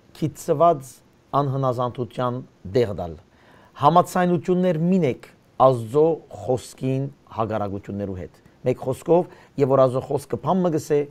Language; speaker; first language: Armenian; early bilingual, heritage; Armenian